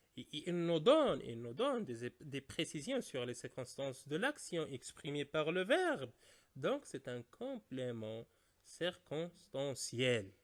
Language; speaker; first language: French; non-native, local second language; Arabic